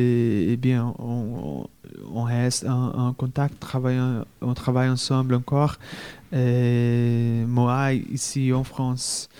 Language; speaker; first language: French; non-native, fluent; Portuguese